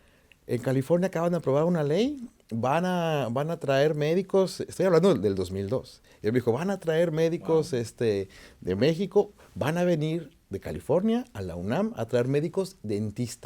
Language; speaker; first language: Spanish; native; Spanish